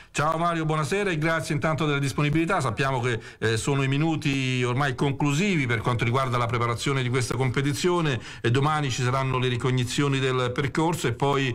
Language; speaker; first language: Italian; native; Italian